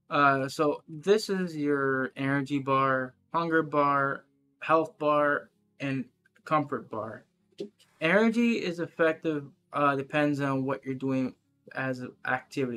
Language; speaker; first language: English; native; English